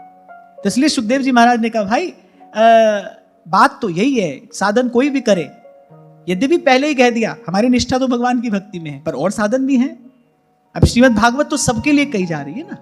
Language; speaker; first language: Hindi; native; Hindi